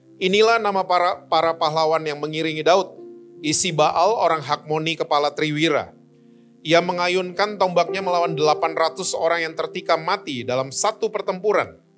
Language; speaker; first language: Indonesian; native; Indonesian